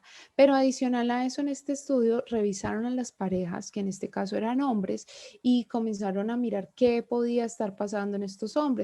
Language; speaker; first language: Spanish; native; Spanish